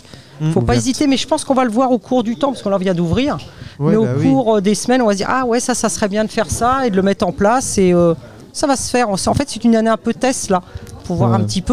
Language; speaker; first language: French; native; French